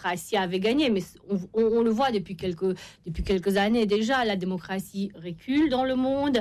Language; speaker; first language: French; non-native, fluent; Romanian